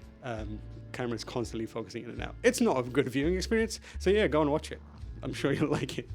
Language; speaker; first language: English; native; English